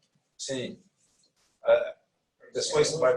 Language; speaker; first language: Portuguese; non-native, learner; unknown